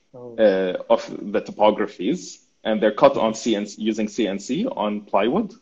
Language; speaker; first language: English; non-native, fluent; Arabic